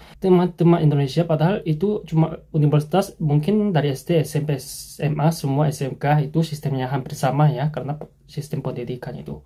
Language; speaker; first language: Indonesian; non-native, fluent; Korean